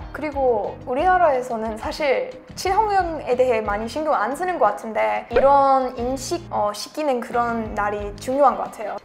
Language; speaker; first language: Korean; non-native, fluent; English